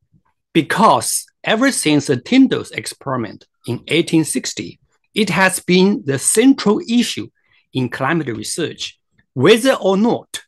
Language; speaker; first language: English; non-native, fluent; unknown